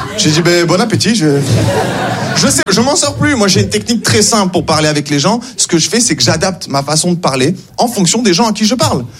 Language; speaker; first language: French; native; French